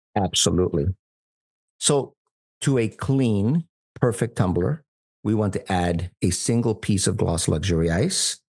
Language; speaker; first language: English; non-native, fluent; Spanish